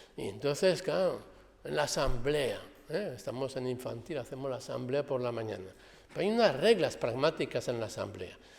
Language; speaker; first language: Spanish; non-native, fluent; French